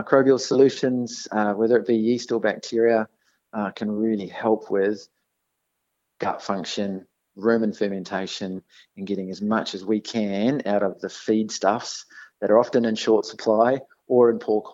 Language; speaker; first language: English; native; English